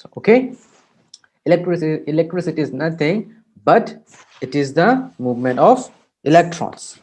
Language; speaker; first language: English; non-native, local second language; Hindi